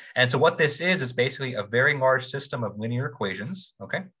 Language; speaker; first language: English; native; English